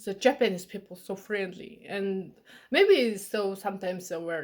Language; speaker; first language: English; non-native, learner; Mongolian